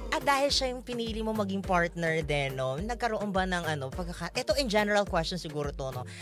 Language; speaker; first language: Filipino; non-native, local second language; Masbatenyo